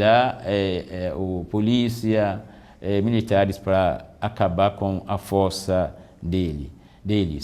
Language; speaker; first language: Portuguese; non-native, fluent; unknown